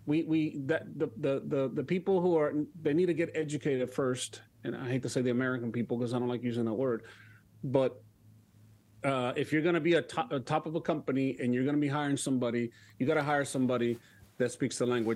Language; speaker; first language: English; early bilingual, other home language; Spanish